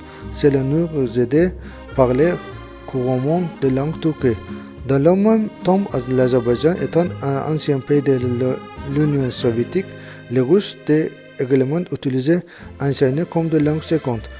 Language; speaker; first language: French; non-native, learner; Azerbaijani